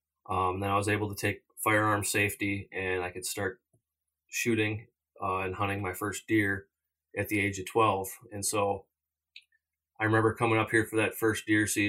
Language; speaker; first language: English; native; English